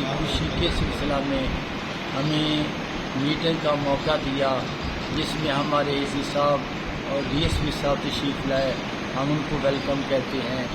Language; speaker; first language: Urdu; non-native, local second language; Punjabi